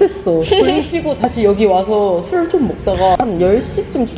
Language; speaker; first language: Korean; native; Korean